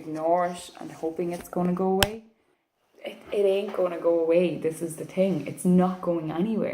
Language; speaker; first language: English; native; English